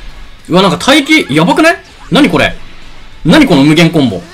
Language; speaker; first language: Japanese; native; Japanese